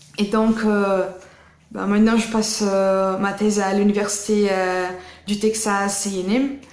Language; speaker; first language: French; non-native, fluent; Portuguese